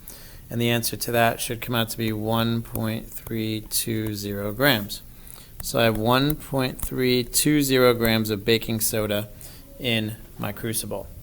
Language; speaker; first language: English; native; English